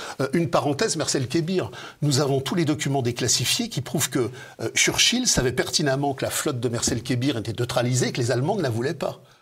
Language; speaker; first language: French; native; French